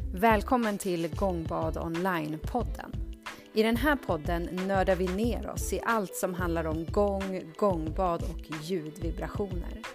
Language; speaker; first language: Swedish; native; Swedish